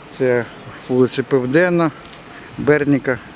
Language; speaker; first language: Ukrainian; native; Ukrainian